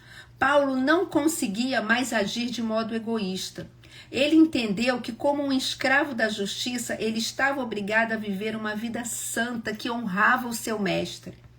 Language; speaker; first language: Portuguese; native; Portuguese